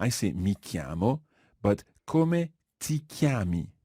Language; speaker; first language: Italian; non-native, fluent; English